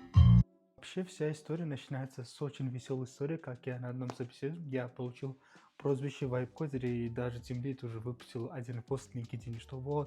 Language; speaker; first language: Russian; native; Russian